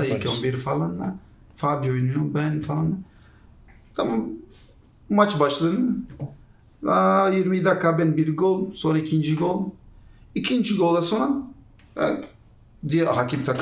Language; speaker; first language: Turkish; non-native, learner; Portuguese